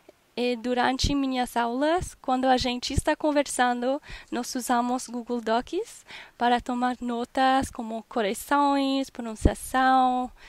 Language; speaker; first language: Portuguese; non-native, learner; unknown